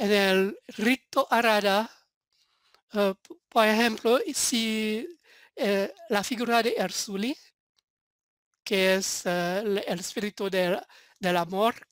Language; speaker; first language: Spanish; non-native, fluent; French